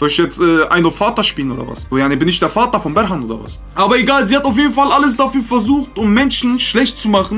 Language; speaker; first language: German; early bilingual, other home language; Turkish